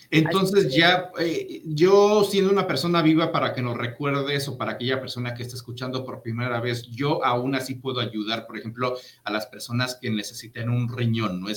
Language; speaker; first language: Spanish; native; Spanish